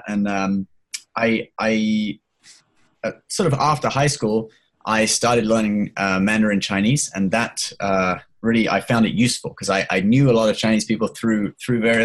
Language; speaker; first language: English; native; English